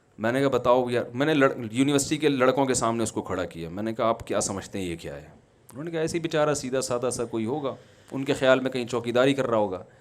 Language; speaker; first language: Urdu; native; Urdu